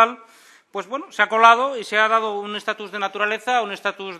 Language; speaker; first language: Spanish; native; Spanish